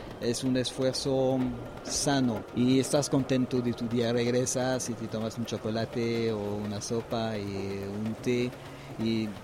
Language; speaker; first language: Spanish; non-native, fluent; French